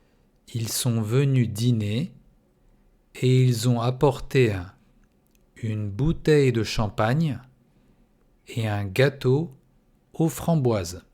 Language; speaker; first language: French; non-native, fluent; Russian